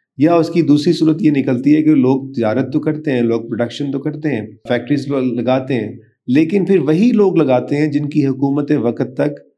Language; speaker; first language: Urdu; native; Urdu